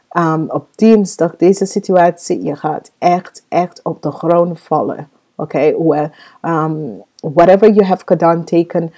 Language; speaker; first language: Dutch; non-native, fluent; English